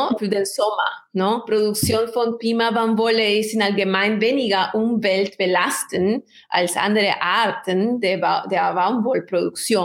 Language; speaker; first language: German; non-native, fluent; Spanish